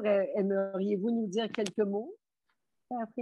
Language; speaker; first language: French; native; French